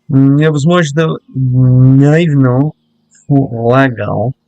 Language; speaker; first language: Russian; non-native, learner; English